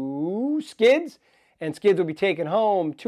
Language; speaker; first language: English; native; English